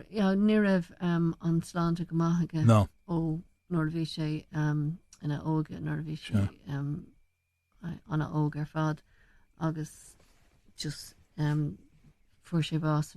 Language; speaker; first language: Irish; non-native, local second language; English